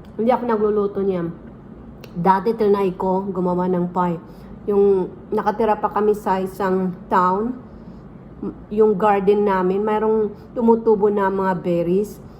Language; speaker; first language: Filipino; non-native, local second language; Waray